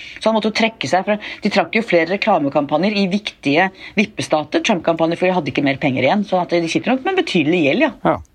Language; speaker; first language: Norwegian; native; Norwegian